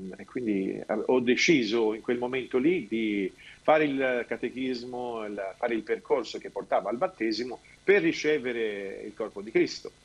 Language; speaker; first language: Italian; non-native, fluent; Albanian